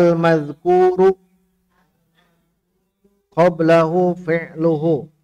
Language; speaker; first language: Arabic; non-native, learner; Indonesian